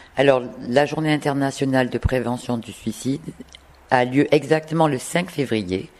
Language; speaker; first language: French; native; French